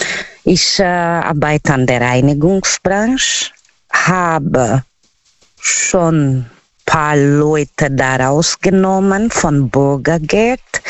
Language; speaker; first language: German; non-native, fluent; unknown